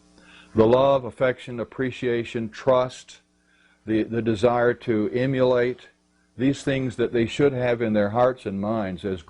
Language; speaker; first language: English; native; English